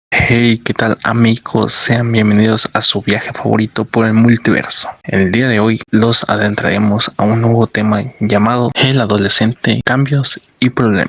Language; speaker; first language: Spanish; native; Spanish